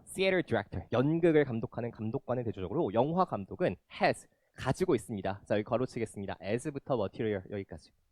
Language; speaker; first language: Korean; native; Korean